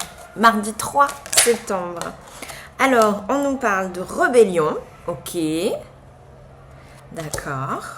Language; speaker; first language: French; native; French